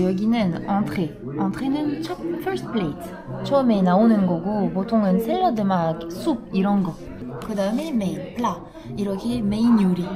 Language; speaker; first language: Korean; non-native, fluent; French